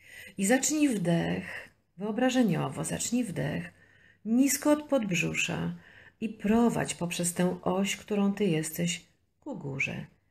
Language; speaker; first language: Polish; native; Polish